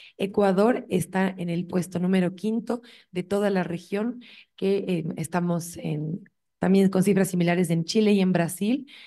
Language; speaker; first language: Spanish; native; Spanish